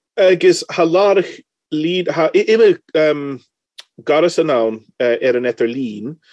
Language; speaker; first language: Irish; non-native, fluent; English